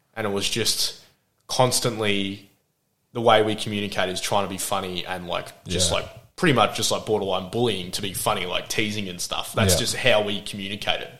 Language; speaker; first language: English; native; English